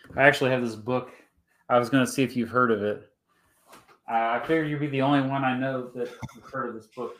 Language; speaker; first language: English; native; English